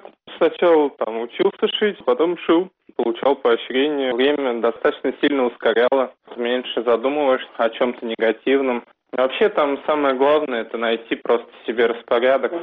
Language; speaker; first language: Russian; native; Russian